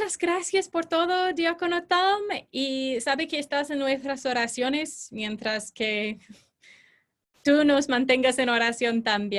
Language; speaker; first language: Spanish; non-native, fluent; English